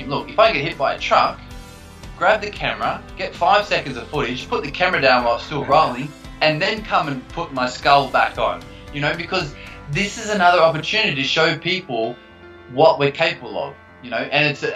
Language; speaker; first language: English; native; English